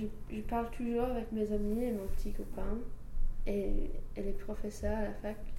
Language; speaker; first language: French; non-native, fluent; English